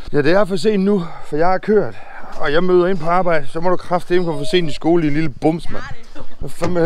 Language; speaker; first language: Danish; native; Danish